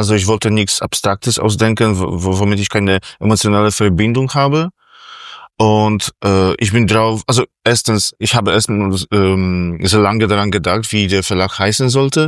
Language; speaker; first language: German; non-native, fluent; Polish